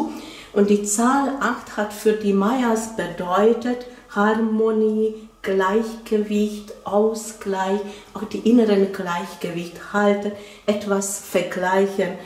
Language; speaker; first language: German; non-native, fluent; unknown